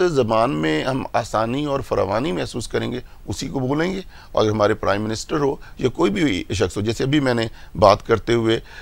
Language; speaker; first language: Urdu; non-native, local second language; Punjabi